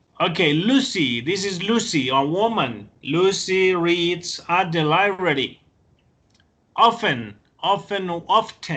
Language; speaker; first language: English; non-native, fluent; Spanish